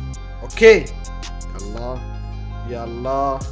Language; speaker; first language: Arabic; native; Arabic